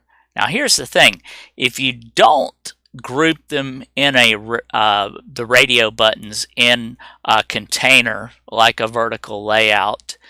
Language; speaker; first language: English; native; English